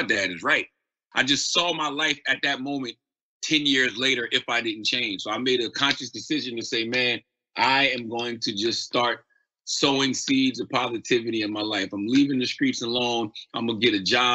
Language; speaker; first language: English; native; English